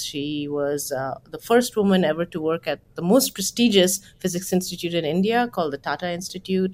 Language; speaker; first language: English; non-native, local second language; Bangla